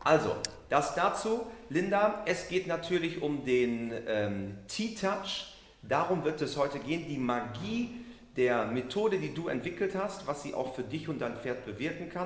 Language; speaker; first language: German; native; German